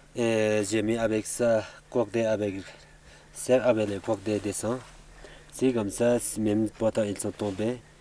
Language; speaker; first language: French; non-native, learner; Sherpa